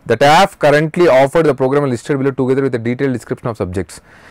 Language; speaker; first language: English; non-native, local second language; Telugu